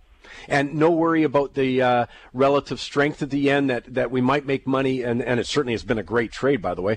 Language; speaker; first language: English; native; English